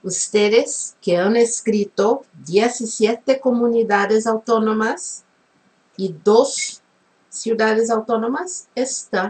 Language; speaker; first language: Spanish; non-native, fluent; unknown